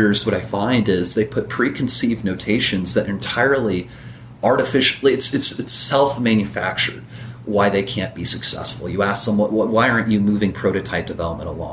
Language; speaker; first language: English; native; English